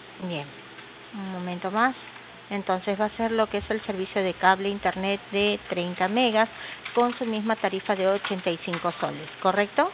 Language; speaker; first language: Spanish; native; Spanish